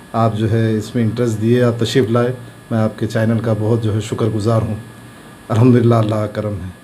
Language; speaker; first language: Urdu; native; Urdu